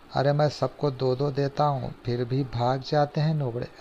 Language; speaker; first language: Hindi; non-native, local second language; Urdu